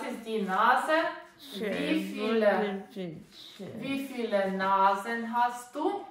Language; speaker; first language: German; non-native, fluent; Russian